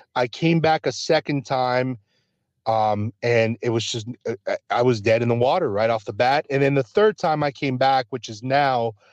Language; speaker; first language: English; early bilingual, other home language; Spanish